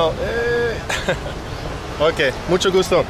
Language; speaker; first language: Spanish; non-native, learner; English